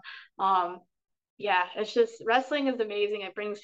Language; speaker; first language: English; native; English